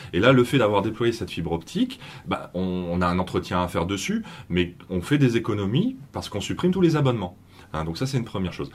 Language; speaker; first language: French; native; French